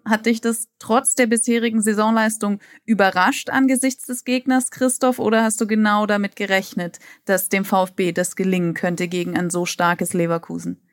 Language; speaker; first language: German; native; German